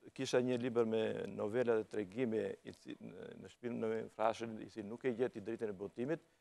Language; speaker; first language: Albanian; native; Albanian